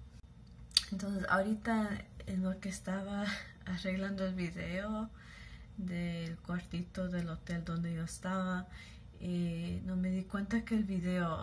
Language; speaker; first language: Spanish; early bilingual, heritage; Spanish